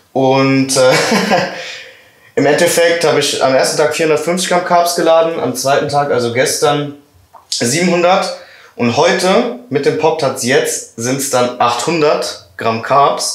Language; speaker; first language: German; native; German